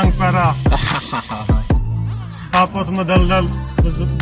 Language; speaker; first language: Filipino; non-native, learner; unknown